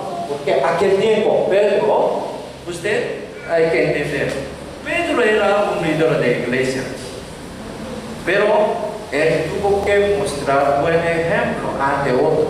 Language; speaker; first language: Spanish; non-native, learner; Korean